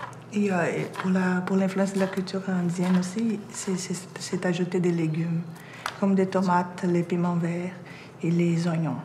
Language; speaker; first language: French; non-native, fluent; Portuguese